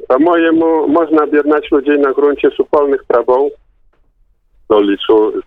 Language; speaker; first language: Polish; non-native, local second language; Belarusian